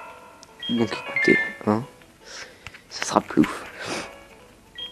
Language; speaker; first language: French; native; French